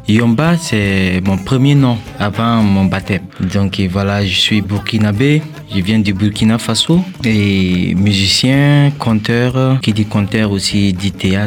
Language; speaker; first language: French; non-native, local second language; Mossi